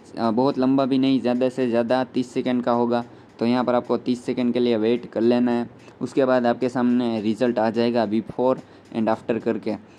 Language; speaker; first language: Hindi; non-native, local second language; Gujarati